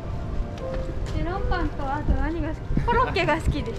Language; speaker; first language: Japanese; native; Japanese